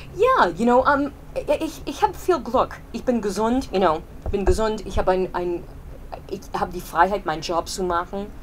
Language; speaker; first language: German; non-native, fluent; English